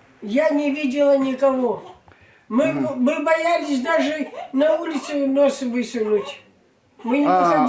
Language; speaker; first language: Russian; native; Russian